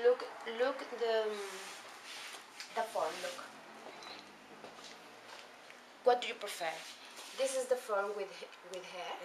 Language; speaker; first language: English; non-native, learner; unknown